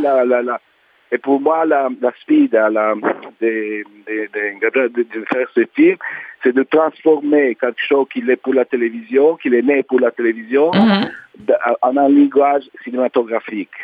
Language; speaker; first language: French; non-native, learner; Italian